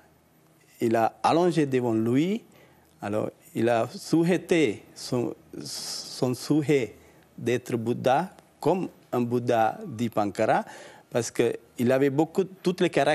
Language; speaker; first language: French; non-native, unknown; Sinhala